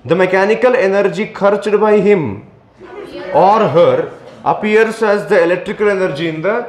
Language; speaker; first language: English; non-native, local second language; Kannada